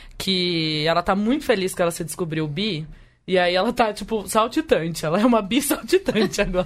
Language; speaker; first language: Portuguese; native; Portuguese